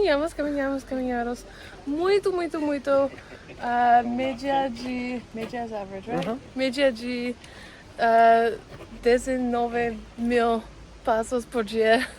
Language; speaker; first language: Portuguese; non-native, learner; English